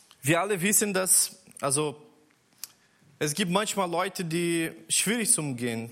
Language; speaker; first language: German; non-native, learner; Portuguese